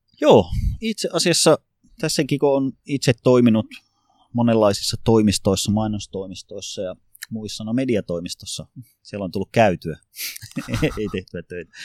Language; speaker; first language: Finnish; native; Finnish